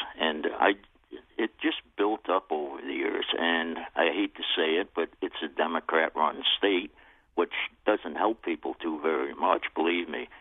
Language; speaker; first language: English; native; English